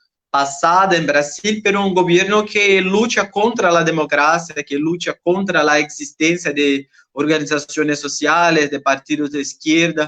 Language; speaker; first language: Spanish; non-native, learner; Portuguese